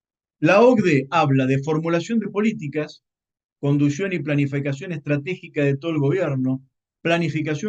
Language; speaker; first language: Spanish; native; Spanish